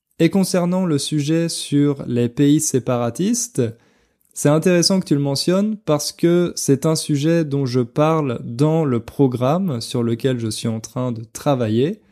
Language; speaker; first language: French; native; French